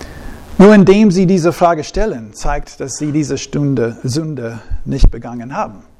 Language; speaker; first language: German; non-native, fluent; English